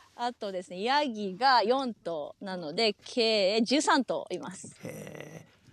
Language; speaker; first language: Japanese; native; Japanese